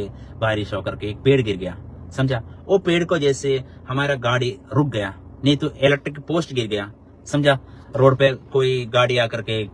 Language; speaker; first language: Hindi; non-native, local second language; Malayalam